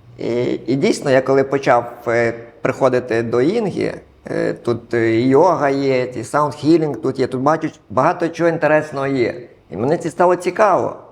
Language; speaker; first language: Ukrainian; non-native, local second language; Russian